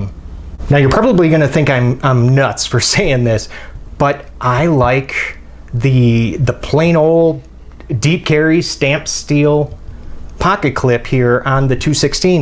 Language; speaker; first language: English; native; English